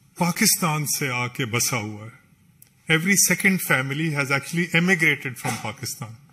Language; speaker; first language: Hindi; non-native, local second language; Punjabi